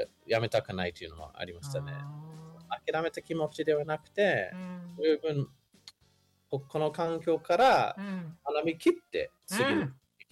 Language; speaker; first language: Japanese; non-native, fluent; English